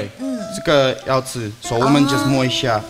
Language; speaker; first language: Chinese; non-native, learner; Russian